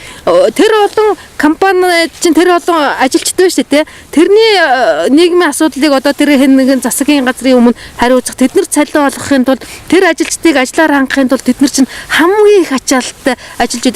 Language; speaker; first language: Mongolian; native; Mongolian